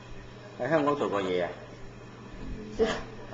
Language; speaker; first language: Cantonese; native; Cantonese